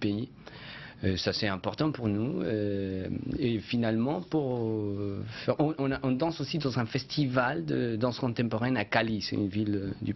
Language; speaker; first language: French; non-native, fluent; Spanish